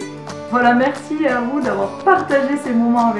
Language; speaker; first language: French; native; French